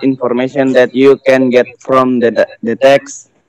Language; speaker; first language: English; non-native, learner; Indonesian